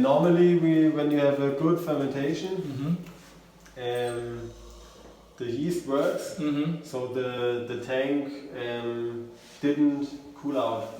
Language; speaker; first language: English; non-native, learner; German